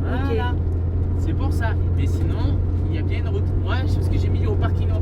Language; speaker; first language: French; native; French